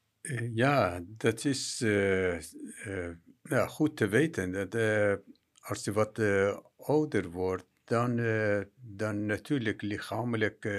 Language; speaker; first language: Dutch; non-native, fluent; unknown